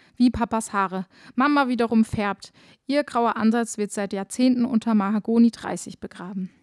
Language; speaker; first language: German; native; German